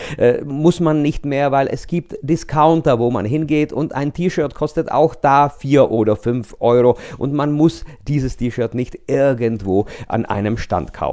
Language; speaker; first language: German; non-native, fluent; Czech